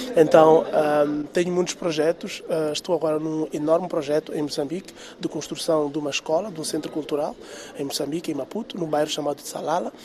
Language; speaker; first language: Portuguese; non-native, local second language; Tsonga